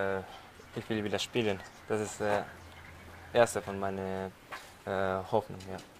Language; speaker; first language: German; non-native, learner; Japanese